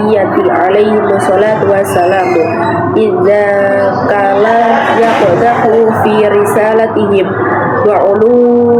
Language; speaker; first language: Arabic; non-native, learner; Indonesian